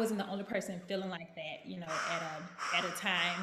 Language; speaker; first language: English; native; English